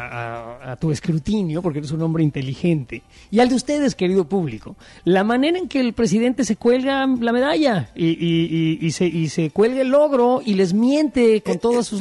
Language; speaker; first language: Spanish; native; Spanish